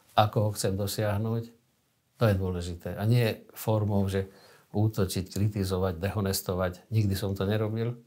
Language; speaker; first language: Slovak; native; Slovak